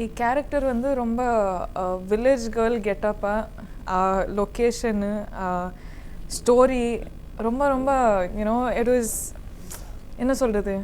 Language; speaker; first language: Tamil; non-native, learner; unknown